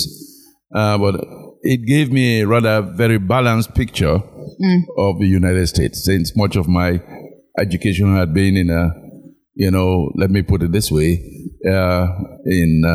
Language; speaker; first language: English; non-native, local second language; Krio